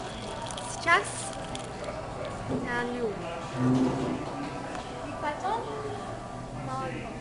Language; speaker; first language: Russian; non-native, learner; English